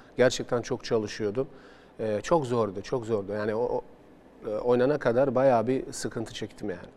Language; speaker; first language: Turkish; non-native, fluent; Bosnian